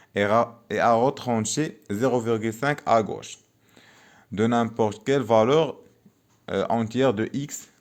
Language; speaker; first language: French; non-native, local second language; Arabic